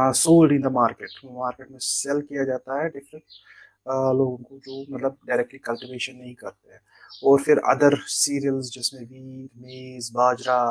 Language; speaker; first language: Hindi; non-native, local second language; Kashmiri